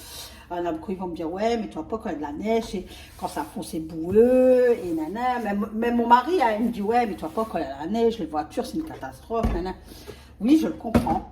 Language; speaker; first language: French; native; French